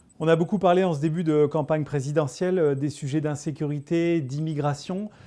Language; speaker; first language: French; native; French